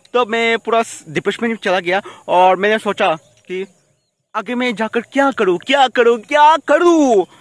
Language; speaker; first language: Hindi; non-native, local second language; Bangla